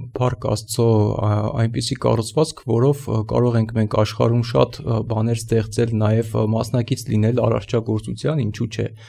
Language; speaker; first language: Armenian; native; Armenian